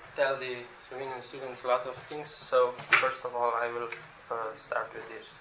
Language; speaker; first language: English; non-native, fluent; Slovenian